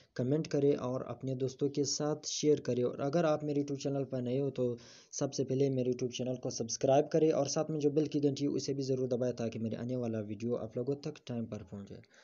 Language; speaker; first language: Urdu; non-native, local second language; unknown